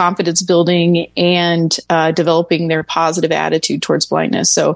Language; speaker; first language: English; native; English